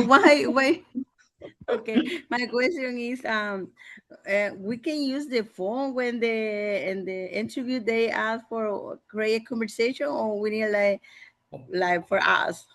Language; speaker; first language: English; non-native, learner; Spanish